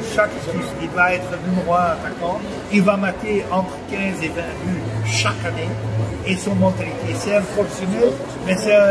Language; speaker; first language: French; non-native, fluent; Dutch